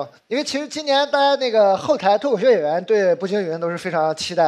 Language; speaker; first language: Chinese; native; Chinese